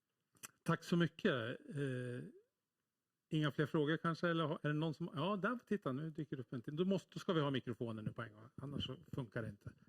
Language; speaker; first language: Swedish; native; Swedish